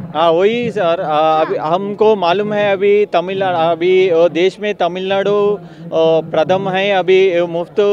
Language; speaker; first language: Hindi; non-native, local second language; Telugu